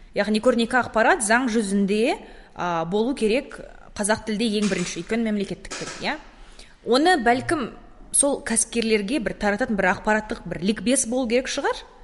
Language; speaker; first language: Kazakh; native; Kazakh